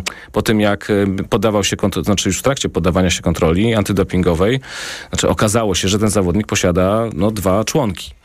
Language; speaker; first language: Polish; native; Polish